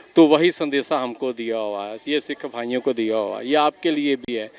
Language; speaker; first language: Hindi; non-native, local second language; Punjabi